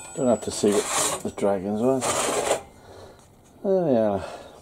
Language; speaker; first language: English; native; English